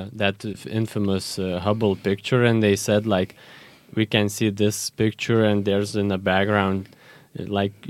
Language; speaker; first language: English; non-native, fluent; Lithuanian